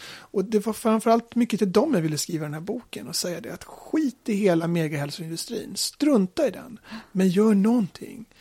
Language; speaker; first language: Swedish; native; Swedish